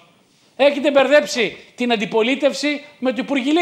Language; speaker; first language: Greek; native; Greek